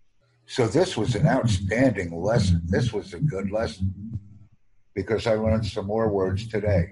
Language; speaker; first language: English; non-native, fluent; Romanian